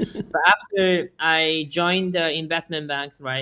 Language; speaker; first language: English; non-native, fluent; Japanese